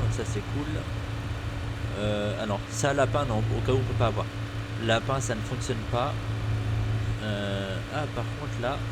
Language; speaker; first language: French; native; French